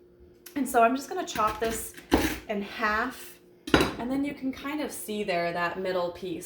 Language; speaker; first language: English; native; English